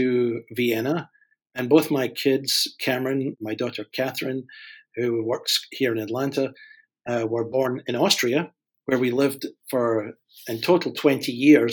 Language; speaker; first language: English; native; English